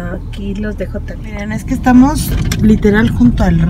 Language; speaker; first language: Spanish; native; Spanish